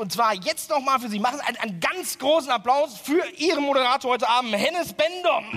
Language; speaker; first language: German; native; German